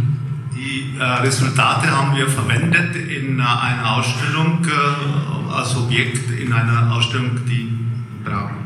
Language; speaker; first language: German; non-native, fluent; Czech